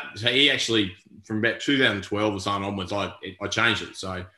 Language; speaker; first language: English; native; English